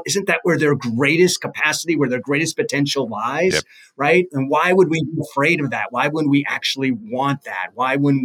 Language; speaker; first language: English; native; English